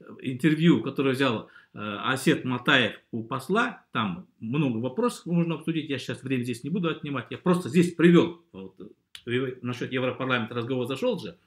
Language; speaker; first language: Russian; native; Russian